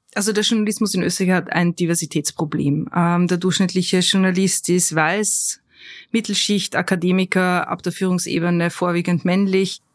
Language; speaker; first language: German; native; German